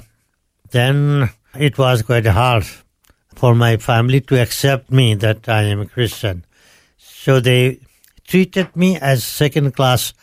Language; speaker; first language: English; non-native, local second language; Nepali